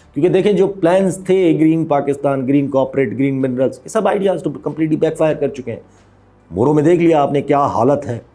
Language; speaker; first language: Urdu; non-native, local second language; Sindhi